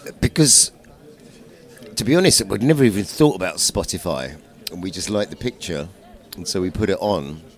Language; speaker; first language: English; native; English